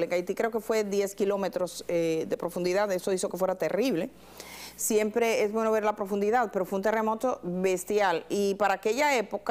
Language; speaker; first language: Spanish; native; Spanish